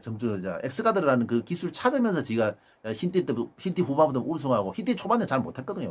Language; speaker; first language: Korean; native; Korean